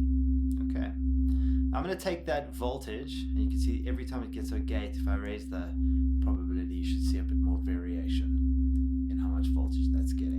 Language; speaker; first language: English; native; English